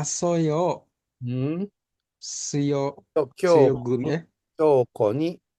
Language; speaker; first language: Japanese; non-native, learner; Indonesian